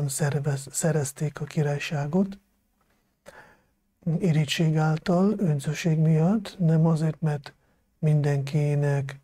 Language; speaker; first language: Hungarian; non-native, fluent; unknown